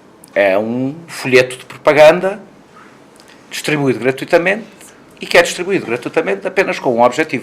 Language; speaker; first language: Portuguese; native; Portuguese